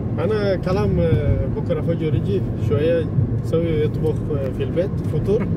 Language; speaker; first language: Arabic; non-native, learner; Indonesian